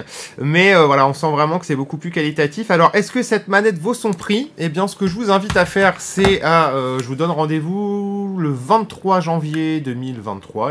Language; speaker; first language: French; native; French